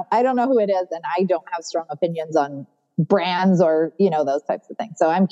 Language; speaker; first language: English; native; English